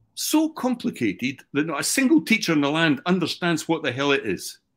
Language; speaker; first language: English; native; English